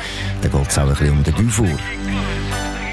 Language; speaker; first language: German; native; German